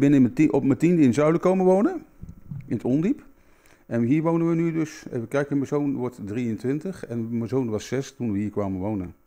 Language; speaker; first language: Dutch; native; Dutch